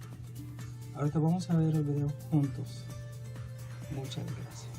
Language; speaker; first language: Spanish; non-native, fluent; Arabic